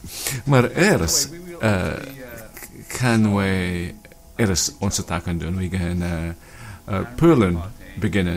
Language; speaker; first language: Dutch; non-native, learner; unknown